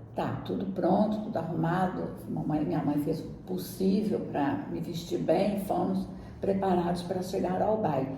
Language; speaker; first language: Portuguese; native; Portuguese